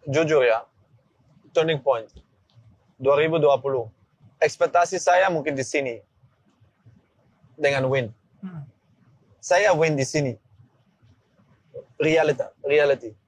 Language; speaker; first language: Indonesian; non-native, learner; Dutch